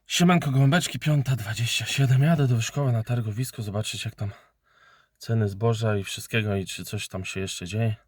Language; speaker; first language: Polish; native; Polish